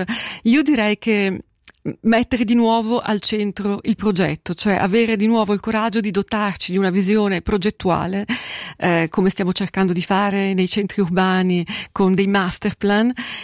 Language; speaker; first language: Italian; native; Italian